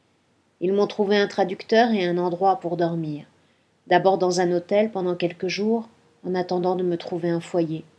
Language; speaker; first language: French; non-native, fluent; Spanish